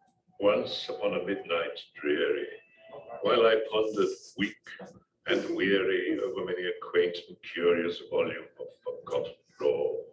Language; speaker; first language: English; native; English